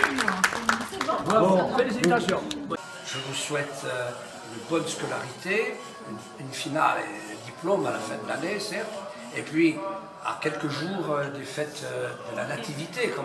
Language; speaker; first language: French; native; French